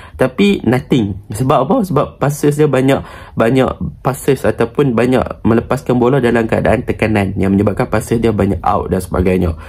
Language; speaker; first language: Malay; native; Malay